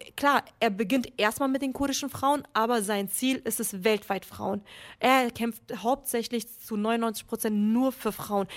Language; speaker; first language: German; early bilingual, other home language; Kurdish